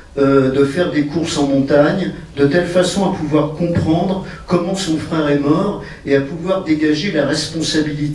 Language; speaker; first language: French; native; French